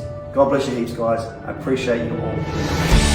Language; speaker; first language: English; native; English